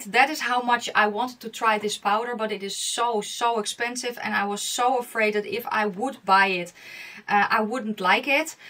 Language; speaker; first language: English; non-native, fluent; Dutch